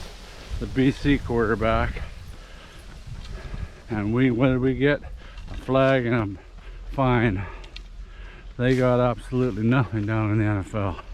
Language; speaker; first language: English; native; English